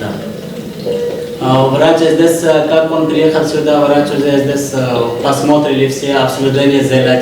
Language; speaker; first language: Russian; non-native, learner; Hindi